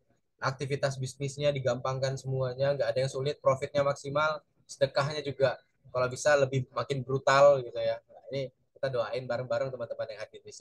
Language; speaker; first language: Indonesian; native; Indonesian